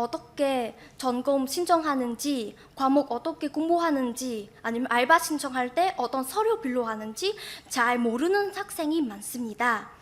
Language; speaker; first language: Korean; non-native, fluent; Vietnamese